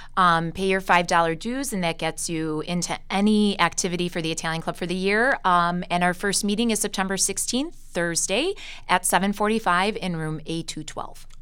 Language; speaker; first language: English; early bilingual, other home language; Italian